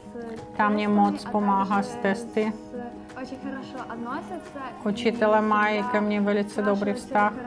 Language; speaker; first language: Czech; non-native, learner; Ukrainian